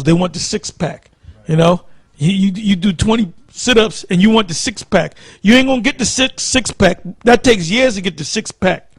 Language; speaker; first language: English; native; English